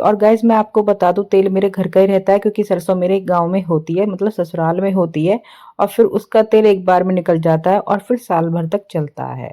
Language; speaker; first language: Hindi; native; Hindi